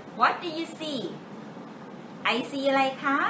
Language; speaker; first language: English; non-native, fluent; Thai